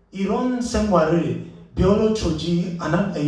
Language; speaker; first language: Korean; non-native, learner; English